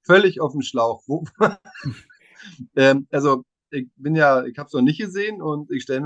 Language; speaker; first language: German; native; German